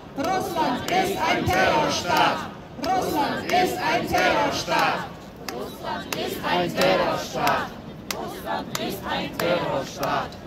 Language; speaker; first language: German; non-native, fluent; Ukrainian